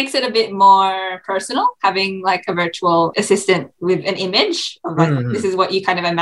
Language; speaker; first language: English; native; English